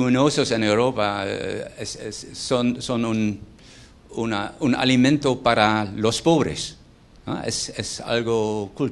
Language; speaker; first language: Spanish; non-native, fluent; Dutch